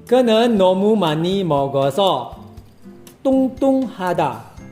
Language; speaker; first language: Korean; non-native, fluent; Indonesian